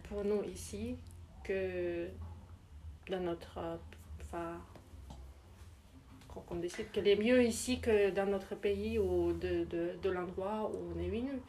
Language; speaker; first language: French; non-native, learner; English